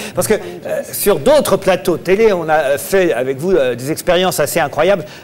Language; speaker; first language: French; native; French